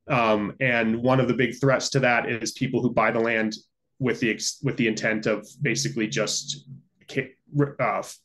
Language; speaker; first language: English; native; English